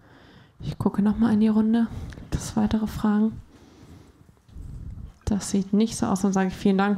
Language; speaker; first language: German; native; German